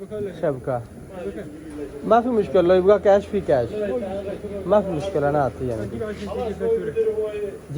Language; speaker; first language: Arabic; non-native, learner; Urdu